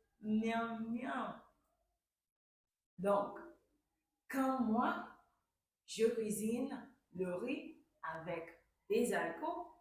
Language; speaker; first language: French; non-native, fluent; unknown